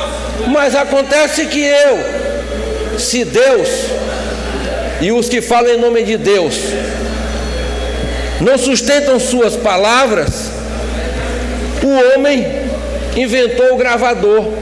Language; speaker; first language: Portuguese; native; Portuguese